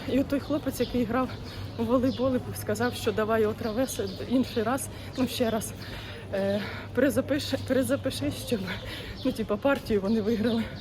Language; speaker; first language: Ukrainian; non-native, local second language; Russian